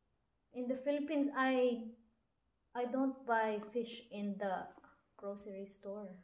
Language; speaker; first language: English; non-native, local second language; Cebuano